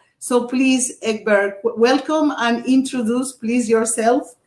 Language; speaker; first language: English; non-native, learner; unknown